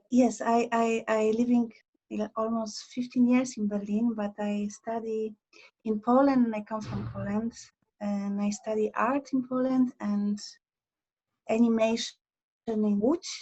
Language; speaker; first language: English; non-native, learner; Polish